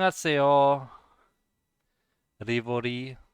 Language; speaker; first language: Korean; non-native, learner; German